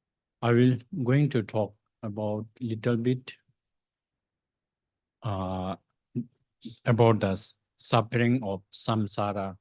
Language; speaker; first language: English; non-native, fluent; Tibetan